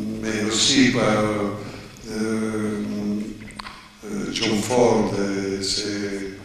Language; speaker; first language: French; non-native, fluent; Italian